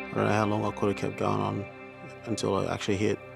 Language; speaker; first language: English; native; English